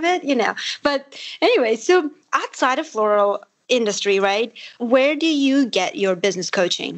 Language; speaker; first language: English; non-native, fluent; Armenian